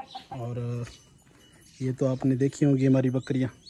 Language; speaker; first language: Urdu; non-native, local second language; Saraiki